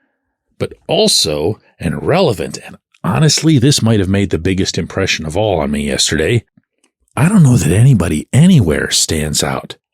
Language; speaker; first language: English; native; English